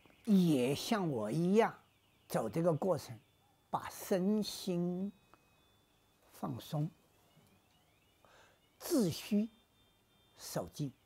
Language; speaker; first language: Chinese; native; Chinese